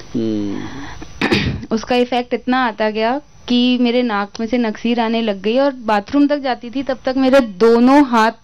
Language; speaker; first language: Hindi; native; Hindi